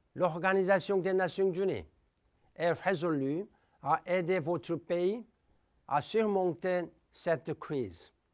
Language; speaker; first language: French; non-native, fluent; Korean